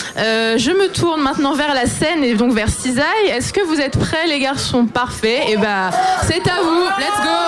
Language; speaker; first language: French; native; French